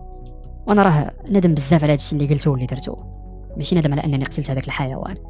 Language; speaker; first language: Arabic; native; Arabic